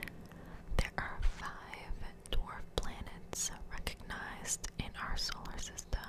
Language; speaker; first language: English; native; English